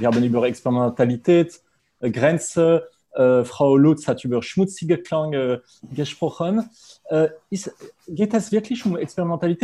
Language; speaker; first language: German; non-native, fluent; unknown